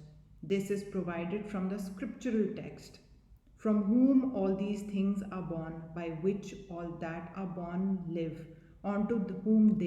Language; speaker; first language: English; non-native, local second language; Hindi